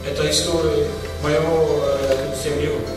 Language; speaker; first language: Russian; non-native, learner; Estonian